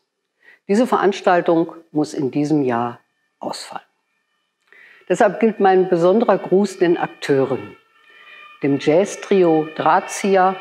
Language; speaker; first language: German; native; German